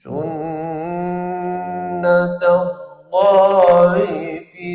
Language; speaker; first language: Arabic; native; Arabic